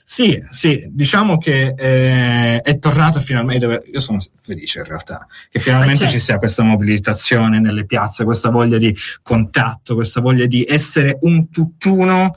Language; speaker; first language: Italian; native; Italian